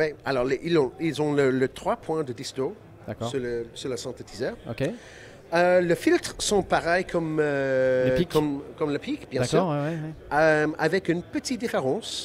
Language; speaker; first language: French; non-native, learner; English